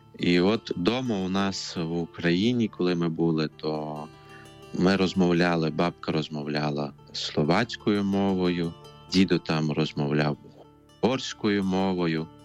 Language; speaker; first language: Ukrainian; non-native, local second language; Romany